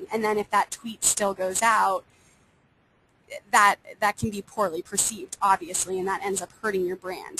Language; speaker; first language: English; native; English